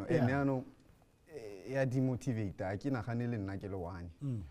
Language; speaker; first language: English; non-native, local second language; Tswana